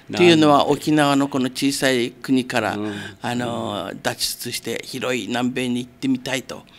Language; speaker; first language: Japanese; native; Japanese